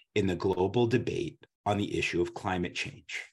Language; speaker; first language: English; native; English